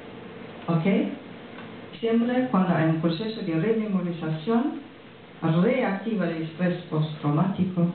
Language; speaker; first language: Spanish; non-native, fluent; French